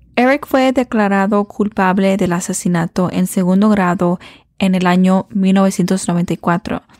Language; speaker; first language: Spanish; early bilingual, heritage; Spanish